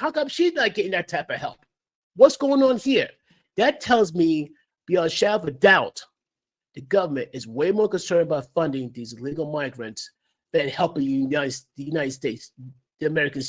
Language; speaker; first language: English; native; English